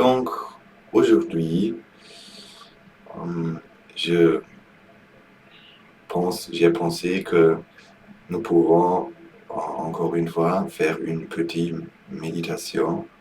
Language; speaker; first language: French; non-native, learner; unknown